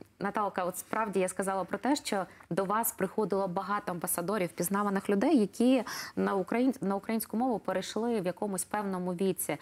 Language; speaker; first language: Ukrainian; native; Ukrainian